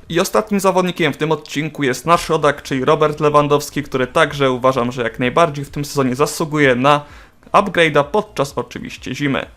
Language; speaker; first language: Polish; native; Polish